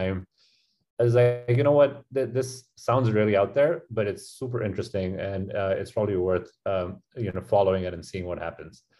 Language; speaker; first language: English; non-native, local second language; Urdu